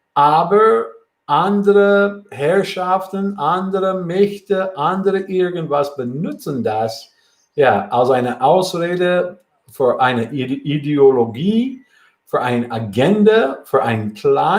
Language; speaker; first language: German; non-native, fluent; English